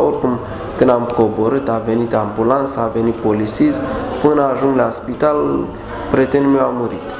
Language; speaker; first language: Romanian; non-native, learner; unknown